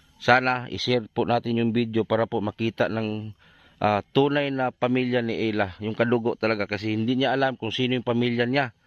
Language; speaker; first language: Filipino; non-native, local second language; Cebuano